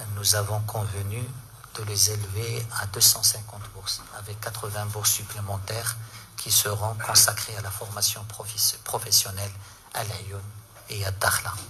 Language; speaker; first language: French; non-native, local second language; Arabic